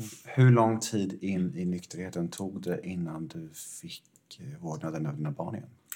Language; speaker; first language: Swedish; native; Swedish